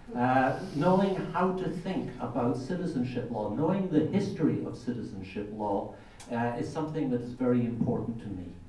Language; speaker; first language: English; native; English